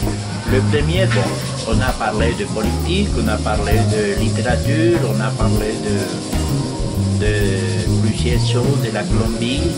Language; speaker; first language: French; non-native, fluent; Spanish